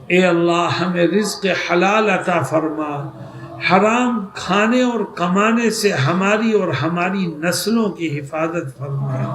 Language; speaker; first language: Urdu; native; Urdu